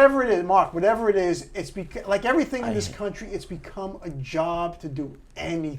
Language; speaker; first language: English; native; English